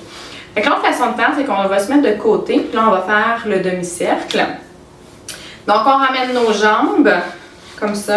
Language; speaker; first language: French; native; French